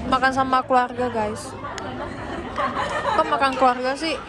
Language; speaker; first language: Indonesian; native; Indonesian